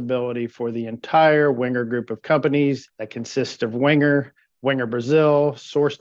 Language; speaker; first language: English; native; English